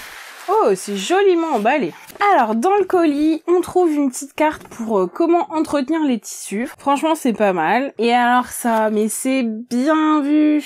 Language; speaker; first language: French; native; French